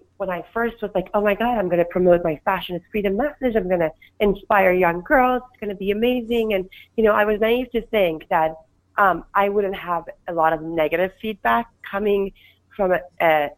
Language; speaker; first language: English; non-native, fluent; Persian